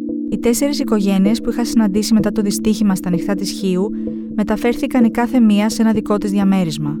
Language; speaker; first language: Greek; native; Greek